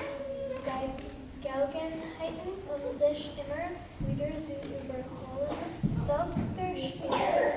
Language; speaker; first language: German; early bilingual, heritage; German